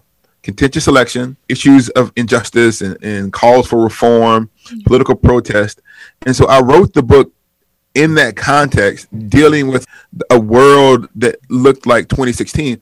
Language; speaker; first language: English; native; English